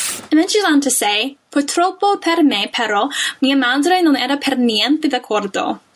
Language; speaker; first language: Italian; non-native, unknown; English